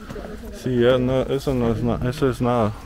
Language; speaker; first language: Spanish; non-native, fluent; Russian